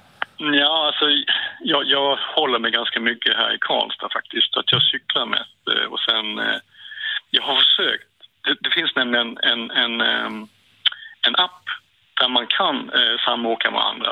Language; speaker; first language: Swedish; native; Swedish